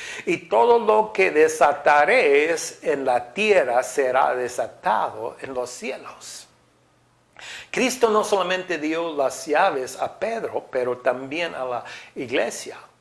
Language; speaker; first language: Spanish; non-native, fluent; English